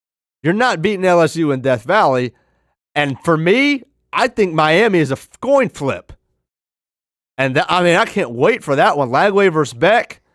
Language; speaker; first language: English; native; English